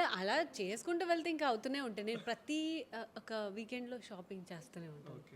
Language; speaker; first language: Telugu; non-native, fluent; Hindi